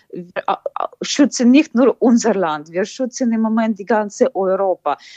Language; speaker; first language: German; non-native, fluent; Ukrainian